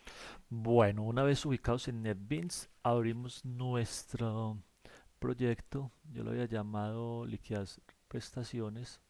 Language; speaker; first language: Spanish; native; Spanish